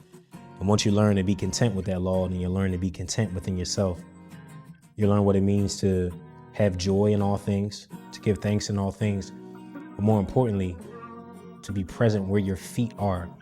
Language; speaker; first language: English; native; English